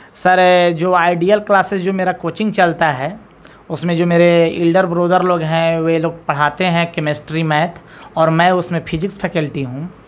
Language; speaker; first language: Hindi; native; Hindi